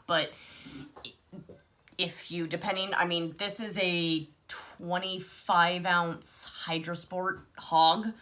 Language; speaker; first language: English; native; English